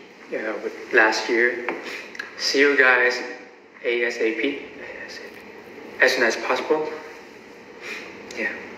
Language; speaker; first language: English; non-native, learner; Chinese